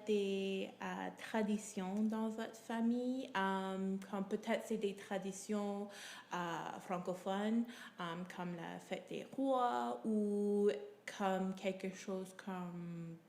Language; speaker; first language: French; non-native, local second language; English